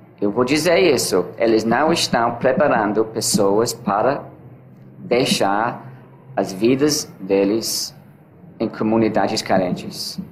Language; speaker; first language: Portuguese; non-native, learner; English